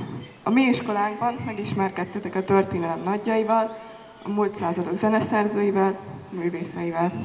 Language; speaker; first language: Hungarian; native; Hungarian